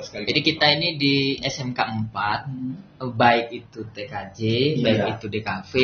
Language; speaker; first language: Indonesian; native; Indonesian